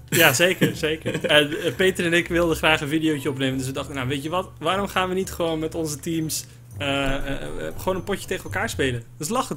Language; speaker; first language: Dutch; native; Dutch